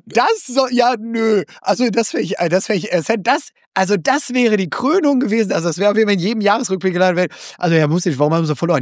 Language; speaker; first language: German; native; German